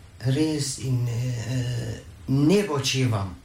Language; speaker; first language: Slovenian; non-native, learner; Arabic